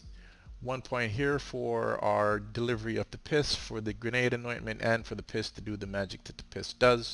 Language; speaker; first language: English; native; English